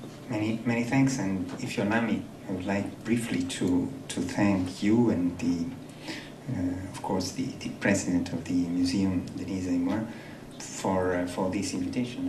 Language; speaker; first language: English; non-native, fluent; Italian